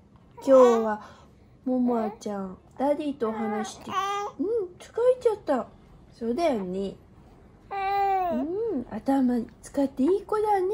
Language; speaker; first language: Japanese; native; Japanese